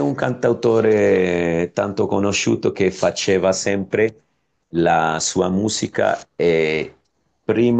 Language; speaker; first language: Italian; non-native, fluent; Spanish